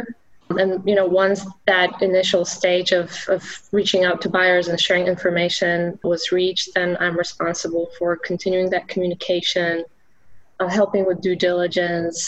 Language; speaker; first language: English; non-native, fluent; Polish